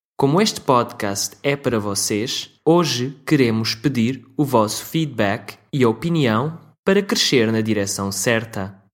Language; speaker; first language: Portuguese; native; Portuguese